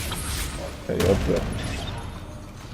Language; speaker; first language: French; native; French